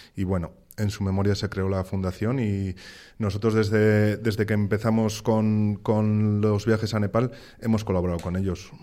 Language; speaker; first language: Spanish; native; Spanish